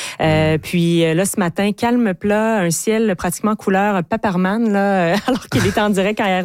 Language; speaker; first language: French; native; French